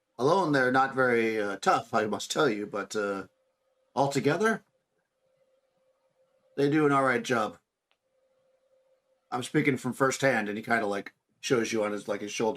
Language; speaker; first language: English; native; English